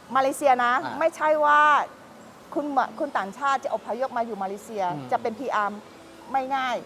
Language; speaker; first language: Thai; non-native, fluent; Malay